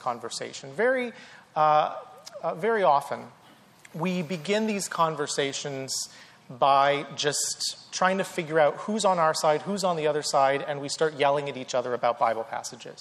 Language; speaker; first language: English; native; English